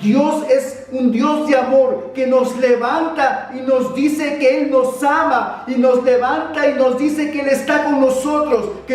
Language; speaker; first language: Spanish; native; Spanish